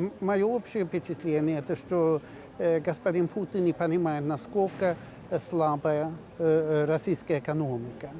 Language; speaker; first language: Russian; non-native, fluent; Swedish